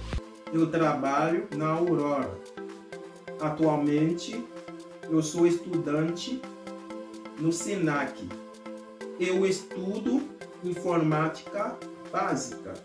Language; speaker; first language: Portuguese; non-native, learner; Haitian Creole